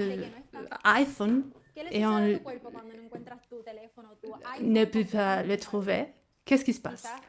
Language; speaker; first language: French; non-native, fluent; Spanish